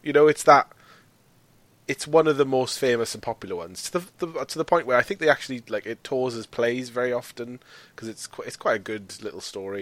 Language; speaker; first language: English; native; English